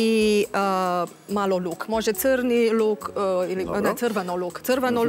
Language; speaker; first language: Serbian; non-native, learner; Romanian